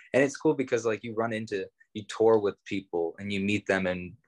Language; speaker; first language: English; native; English